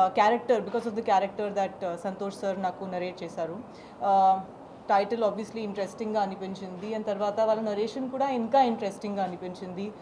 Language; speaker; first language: Telugu; non-native, learner; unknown